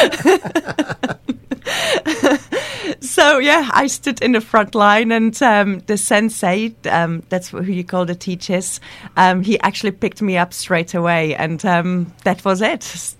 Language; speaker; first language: English; non-native, fluent; Czech